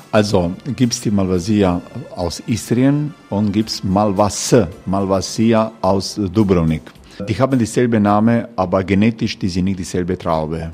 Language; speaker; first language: German; non-native, fluent; Croatian